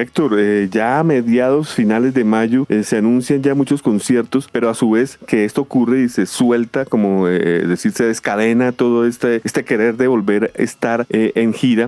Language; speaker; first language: Spanish; native; Spanish